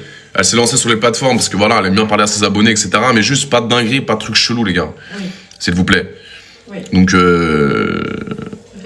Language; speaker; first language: French; native; French